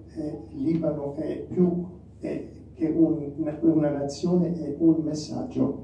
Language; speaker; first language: Italian; non-native, fluent; Arabic